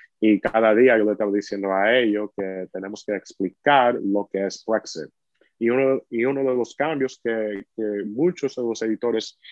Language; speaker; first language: Spanish; early bilingual, heritage; Spanish